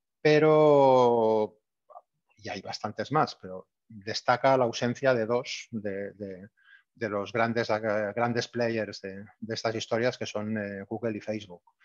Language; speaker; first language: Spanish; native; Spanish